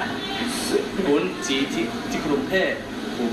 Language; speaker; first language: Thai; non-native, learner; English